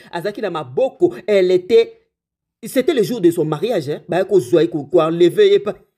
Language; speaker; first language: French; non-native, local second language; Lingala